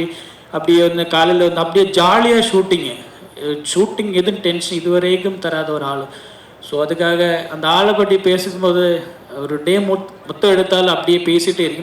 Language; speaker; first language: Tamil; non-native, learner; Malayalam